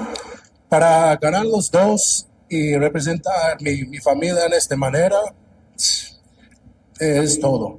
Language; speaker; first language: Spanish; non-native, learner; English